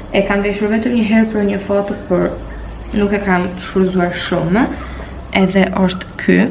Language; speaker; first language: Albanian; early bilingual, heritage; Albanian